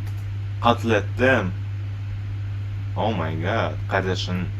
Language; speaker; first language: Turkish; non-native, learner; Tatar